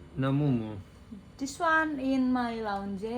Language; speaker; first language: English; non-native, learner; Indonesian